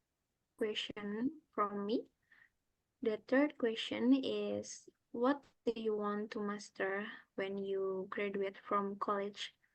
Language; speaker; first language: English; non-native, learner; Indonesian